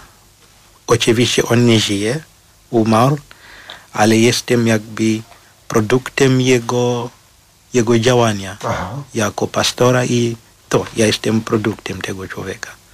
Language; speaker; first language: Polish; non-native, fluent; Shona